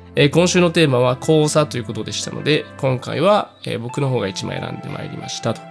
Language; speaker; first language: Japanese; native; Japanese